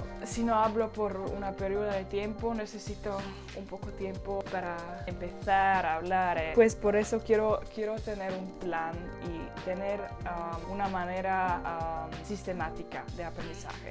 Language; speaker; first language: Spanish; non-native, learner; Slovak